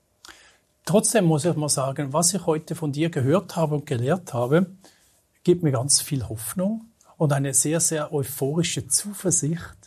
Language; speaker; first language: German; native; German